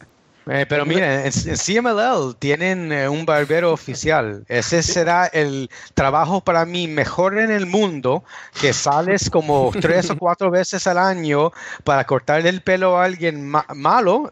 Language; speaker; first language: Spanish; early bilingual, heritage; English